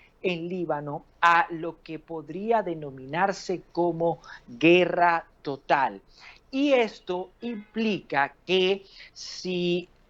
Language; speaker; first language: Spanish; native; Spanish